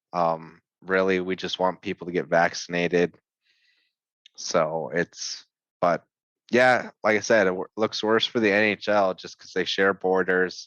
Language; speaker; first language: English; native; English